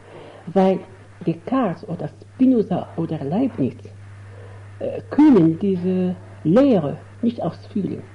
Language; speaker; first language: German; non-native, fluent; Arabic